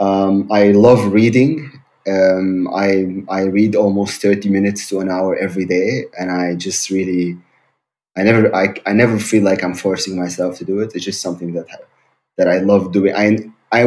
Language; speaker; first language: English; non-native, fluent; Arabic